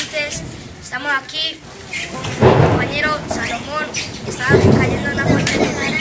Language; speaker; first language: Spanish; native; Spanish